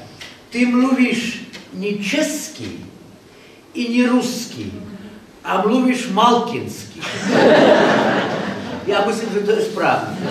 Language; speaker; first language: Czech; non-native, learner; Russian